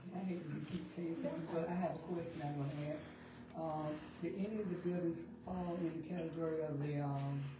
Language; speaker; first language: English; native; English